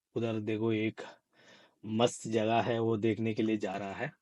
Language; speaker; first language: Hindi; non-native, local second language; Malayalam